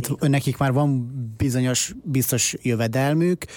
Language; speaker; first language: Hungarian; native; Hungarian